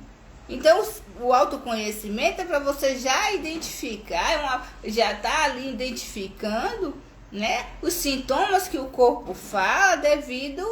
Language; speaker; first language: Portuguese; native; Portuguese